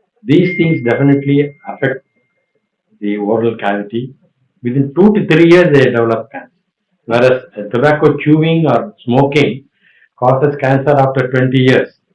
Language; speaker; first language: English; non-native, local second language; Tamil